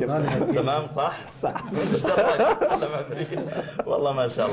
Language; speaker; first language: Arabic; native; Arabic